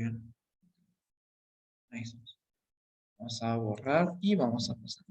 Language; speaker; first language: Spanish; native; Spanish